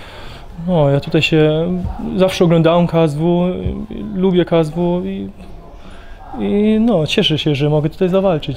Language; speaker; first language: Polish; early bilingual, heritage; Polish